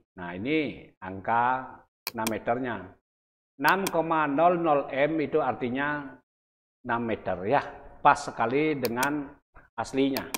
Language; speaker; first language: Indonesian; non-native, local second language; Balinese